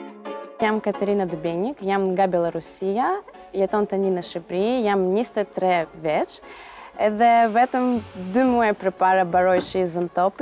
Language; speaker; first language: Albanian; non-native, learner; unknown